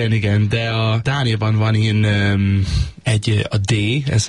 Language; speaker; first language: Hungarian; non-native, learner; Danish